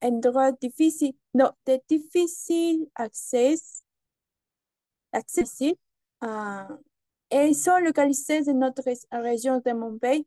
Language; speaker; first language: French; non-native, learner; Spanish